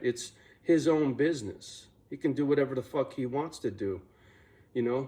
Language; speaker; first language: English; native; English